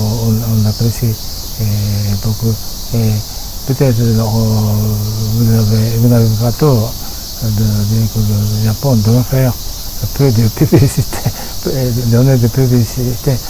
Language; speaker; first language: French; non-native, fluent; Japanese